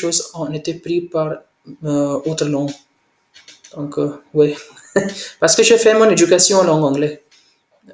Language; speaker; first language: French; non-native, learner; Hindi